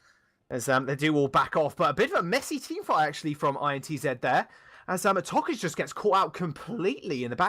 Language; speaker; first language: English; native; English